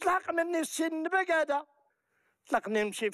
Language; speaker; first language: Arabic; native; Arabic